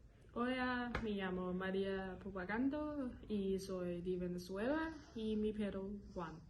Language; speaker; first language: Spanish; non-native, learner; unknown